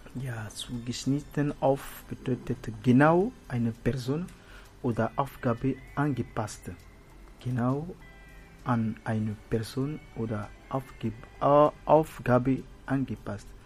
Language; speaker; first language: German; non-native, learner; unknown